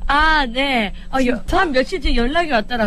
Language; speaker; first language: Korean; native; Korean